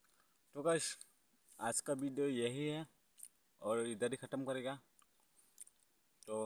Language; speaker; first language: Hindi; non-native, local second language; Garo